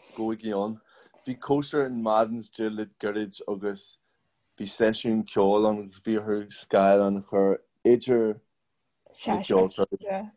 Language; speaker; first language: Irish; non-native, local second language; English